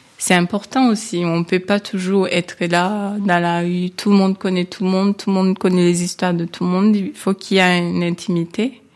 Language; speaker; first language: French; non-native, local second language; Kinyarwanda